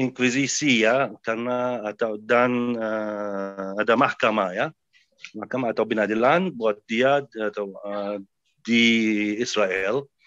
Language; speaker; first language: Indonesian; non-native, fluent; Arabic